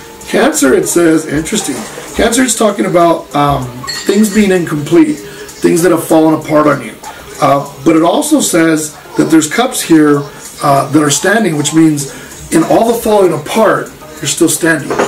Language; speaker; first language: English; early bilingual, other home language; Spanish